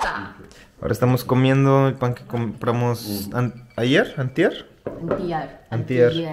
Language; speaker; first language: Spanish; native; Spanish